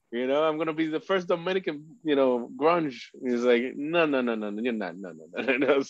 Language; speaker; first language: English; early bilingual, other home language; Spanish